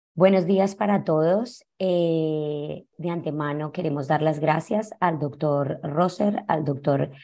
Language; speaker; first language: Spanish; native; Spanish